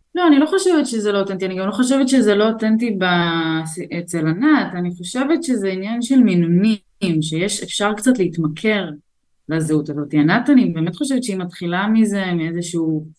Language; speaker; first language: Hebrew; early bilingual, other home language; Russian